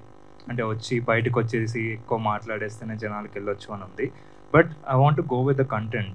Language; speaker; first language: Telugu; native; Telugu